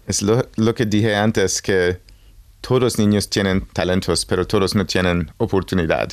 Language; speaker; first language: Spanish; non-native, learner; English